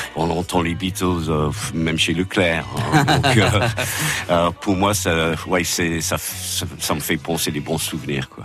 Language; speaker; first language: French; non-native, fluent; English